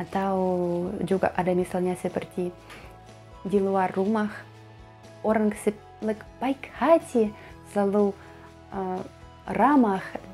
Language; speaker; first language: Indonesian; non-native, fluent; Russian